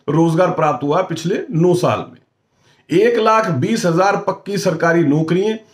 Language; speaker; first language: Hindi; native; Hindi